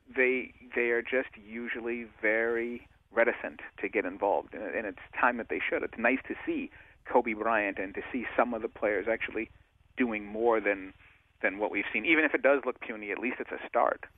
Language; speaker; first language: English; native; English